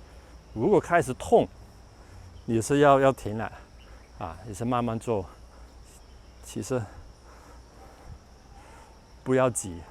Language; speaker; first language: Chinese; non-native, local second language; Cantonese